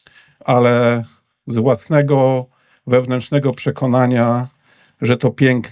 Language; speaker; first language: Polish; native; Polish